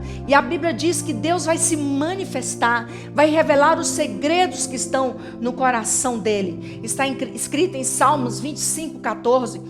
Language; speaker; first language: Portuguese; native; Portuguese